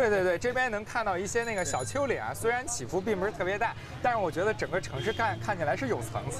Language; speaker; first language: Chinese; native; Chinese